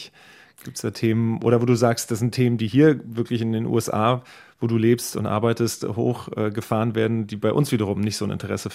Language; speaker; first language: German; native; German